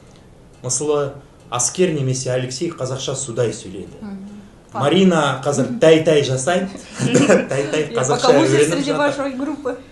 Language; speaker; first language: Kazakh; non-native, fluent; Russian